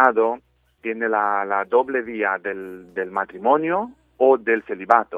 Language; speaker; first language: Spanish; non-native, fluent; Romanian